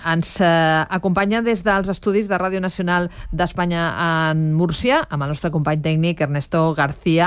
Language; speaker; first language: Catalan; native; Catalan